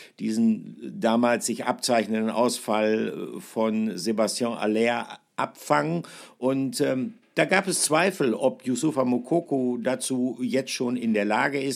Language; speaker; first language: German; native; German